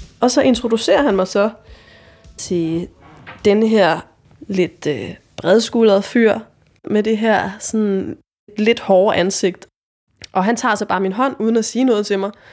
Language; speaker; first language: Danish; native; Danish